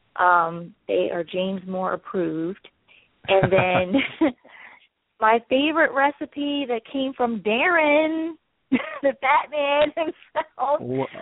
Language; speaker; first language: English; native; English